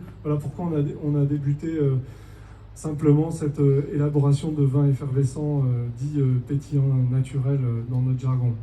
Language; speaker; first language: French; native; French